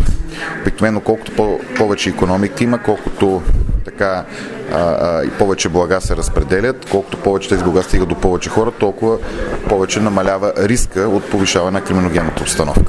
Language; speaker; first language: Bulgarian; native; Bulgarian